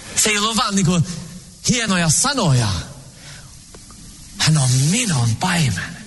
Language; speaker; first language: Finnish; early bilingual, heritage; Finnish